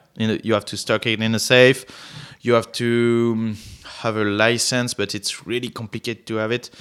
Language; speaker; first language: English; non-native, fluent; French